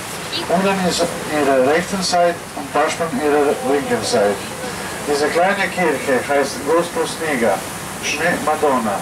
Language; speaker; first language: German; non-native, learner; Croatian